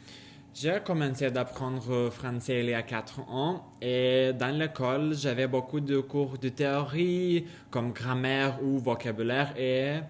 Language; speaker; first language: French; non-native, learner; Lithuanian